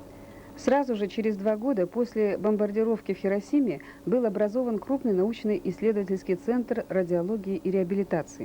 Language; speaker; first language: Russian; native; Russian